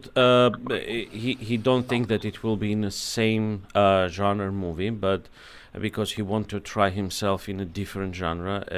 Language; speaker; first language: English; non-native, fluent; Armenian